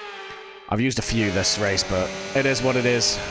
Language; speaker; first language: English; native; English